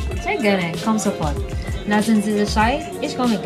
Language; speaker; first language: German; non-native, learner; Filipino